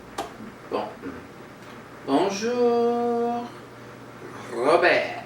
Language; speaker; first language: French; non-native, learner; English